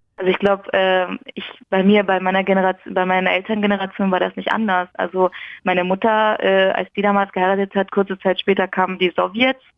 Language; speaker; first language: German; early bilingual, other home language; Persian